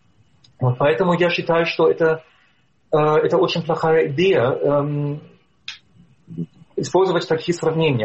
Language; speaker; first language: Russian; non-native, fluent; German